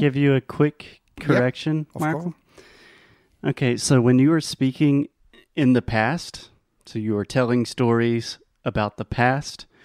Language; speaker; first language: English; non-native, fluent; Portuguese